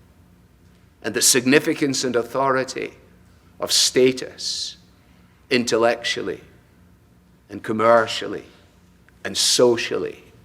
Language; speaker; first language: English; native; English